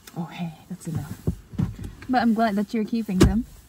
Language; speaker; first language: English; non-native, fluent; Japanese